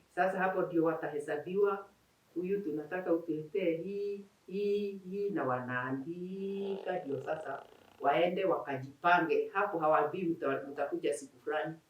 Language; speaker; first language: Swahili; non-native, local second language; Kikuyu